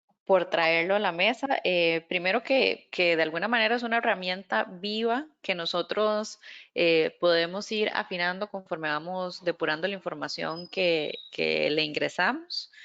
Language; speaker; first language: Spanish; native; Spanish